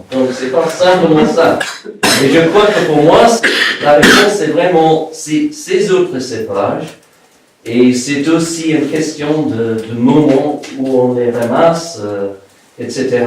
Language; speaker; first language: French; non-native, fluent; English